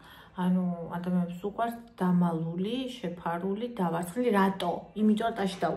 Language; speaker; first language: Georgian; native; Georgian